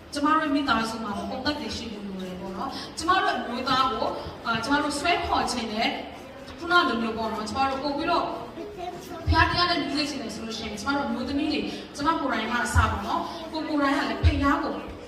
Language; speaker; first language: Burmese; non-native, local second language; Tedim Chin